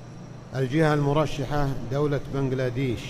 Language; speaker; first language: Arabic; native; Arabic